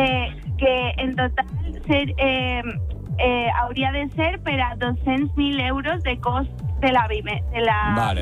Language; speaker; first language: Catalan; non-native, local second language; Spanish